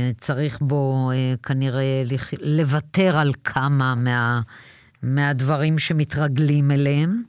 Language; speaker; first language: Hebrew; native; Hebrew